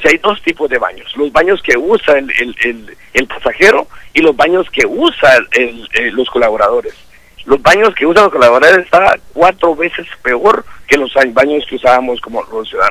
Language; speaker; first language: Spanish; native; Spanish